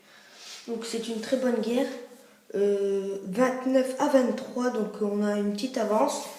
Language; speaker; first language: French; native; French